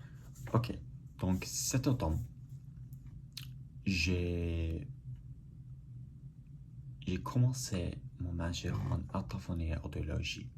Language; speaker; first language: French; non-native, learner; English